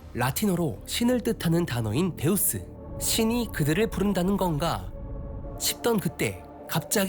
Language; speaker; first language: Korean; native; Korean